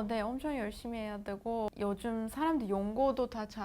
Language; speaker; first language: Korean; non-native, fluent; Persian